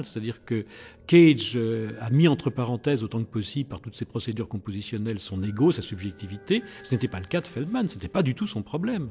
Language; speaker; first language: French; native; French